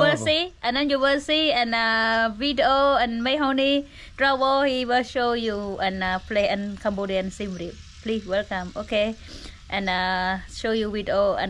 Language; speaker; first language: English; non-native, local second language; Khmer